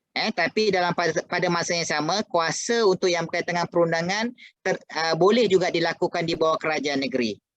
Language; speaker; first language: Malay; native; Malay